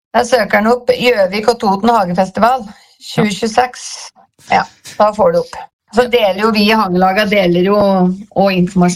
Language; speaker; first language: Norwegian; native; Norwegian